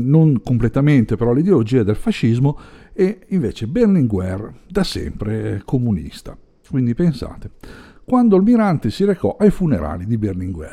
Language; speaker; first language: Italian; native; Italian